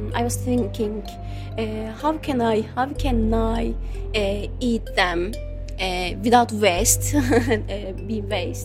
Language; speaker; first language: English; non-native, learner; Turkish